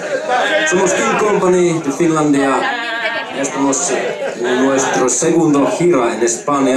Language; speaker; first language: Spanish; non-native, fluent; Finnish